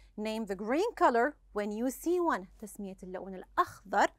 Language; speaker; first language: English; non-native, fluent; Arabic